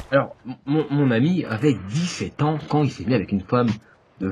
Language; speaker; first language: French; native; French